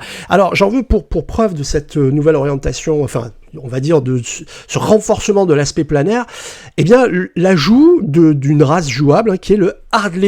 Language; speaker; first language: French; native; French